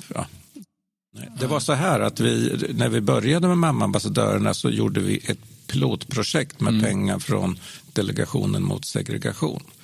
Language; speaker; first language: Swedish; native; Swedish